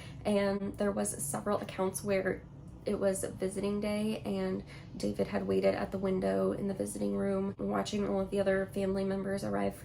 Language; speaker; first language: English; native; English